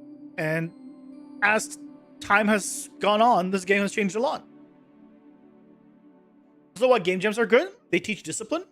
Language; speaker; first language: English; native; English